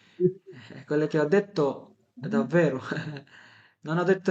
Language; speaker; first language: Italian; non-native, fluent; Bangla